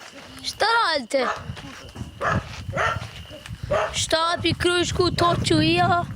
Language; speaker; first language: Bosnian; early bilingual, heritage; English